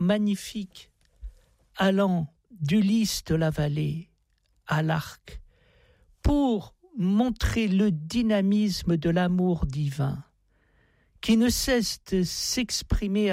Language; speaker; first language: French; native; French